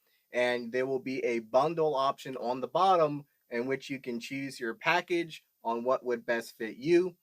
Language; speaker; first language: English; native; English